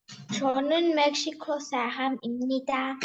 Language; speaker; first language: Korean; non-native, learner; Spanish